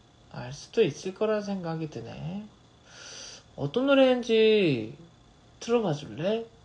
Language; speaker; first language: Korean; native; Korean